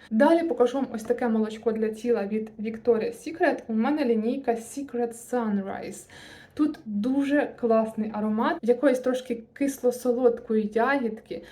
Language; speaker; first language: Ukrainian; non-native, local second language; Russian